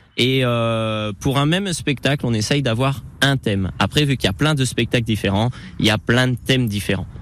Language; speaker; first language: French; native; French